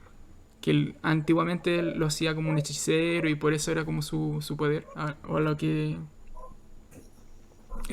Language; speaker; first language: Spanish; native; Spanish